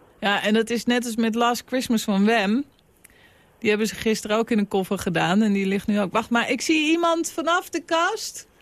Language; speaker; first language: Dutch; native; Dutch